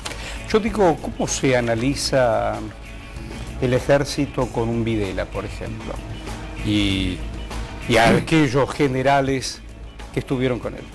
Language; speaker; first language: Spanish; native; Spanish